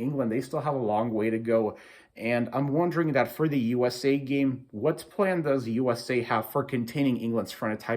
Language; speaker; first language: English; native; English